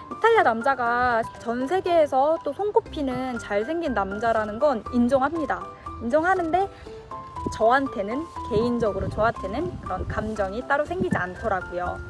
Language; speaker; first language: Korean; early bilingual, heritage; Korean